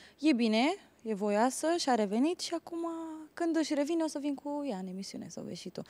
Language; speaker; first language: Romanian; native; Romanian